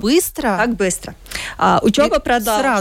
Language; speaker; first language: Russian; non-native, learner; Latvian